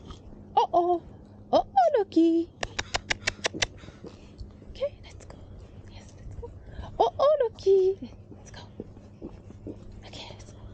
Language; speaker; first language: English; non-native, fluent; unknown